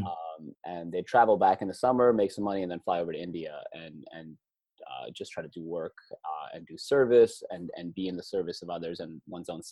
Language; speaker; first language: English; native; English